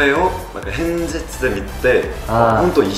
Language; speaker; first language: Japanese; non-native, learner; Korean